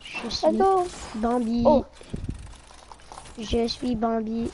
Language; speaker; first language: French; native; French